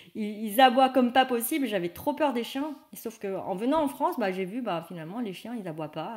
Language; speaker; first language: French; non-native, fluent; Vietnamese